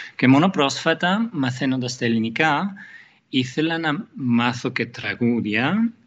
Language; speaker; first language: Greek; non-native, fluent; German